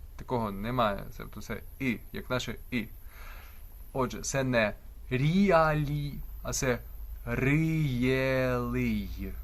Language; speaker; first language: Ukrainian; native; Ukrainian